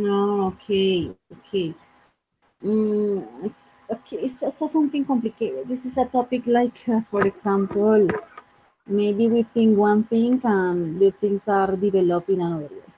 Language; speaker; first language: English; non-native, fluent; Spanish